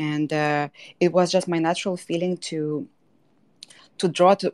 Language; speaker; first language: English; non-native, fluent; Russian